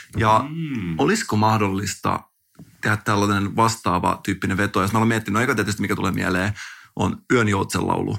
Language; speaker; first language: Finnish; native; Finnish